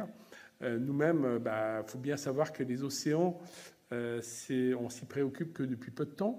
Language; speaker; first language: French; native; French